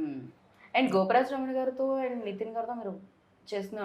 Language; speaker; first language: Telugu; native; Telugu